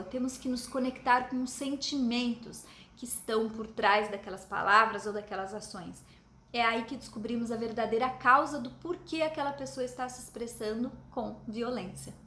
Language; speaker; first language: Portuguese; native; Portuguese